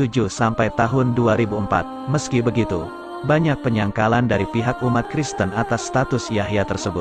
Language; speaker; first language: Indonesian; native; Indonesian